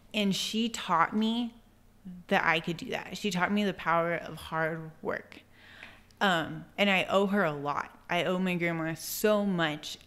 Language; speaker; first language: English; native; English